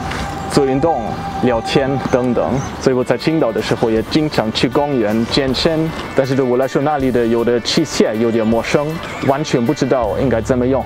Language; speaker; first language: Chinese; non-native, fluent; German